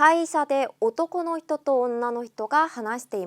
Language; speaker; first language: Japanese; non-native, fluent; Korean